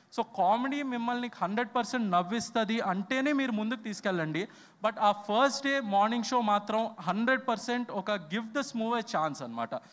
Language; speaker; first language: Telugu; native; Telugu